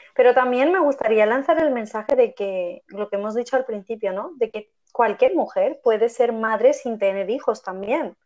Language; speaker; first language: Spanish; non-native, fluent; Armenian